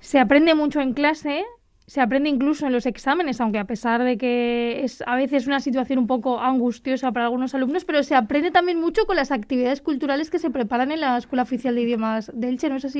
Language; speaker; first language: Spanish; native; Spanish